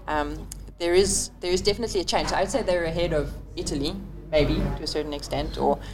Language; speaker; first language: English; native; English